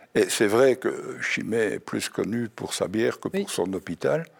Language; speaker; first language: French; native; French